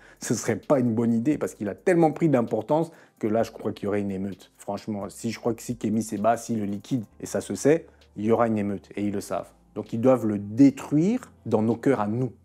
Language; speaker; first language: French; non-native, local second language; Lingala